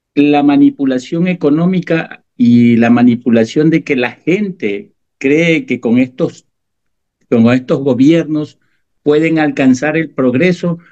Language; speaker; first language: Spanish; native; Spanish